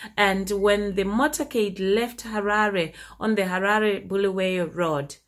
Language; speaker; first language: English; non-native, local second language; Shona